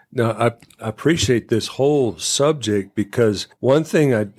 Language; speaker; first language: English; native; English